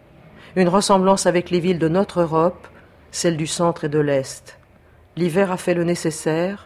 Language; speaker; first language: French; native; French